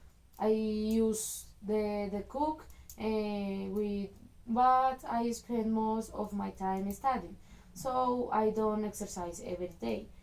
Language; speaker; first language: English; non-native, learner; Spanish